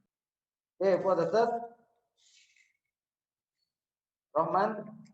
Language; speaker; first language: English; non-native, learner; Indonesian